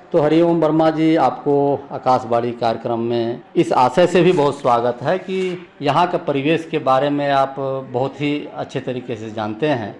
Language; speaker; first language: Hindi; native; Hindi